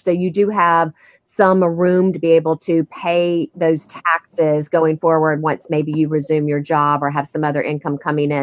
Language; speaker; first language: English; native; English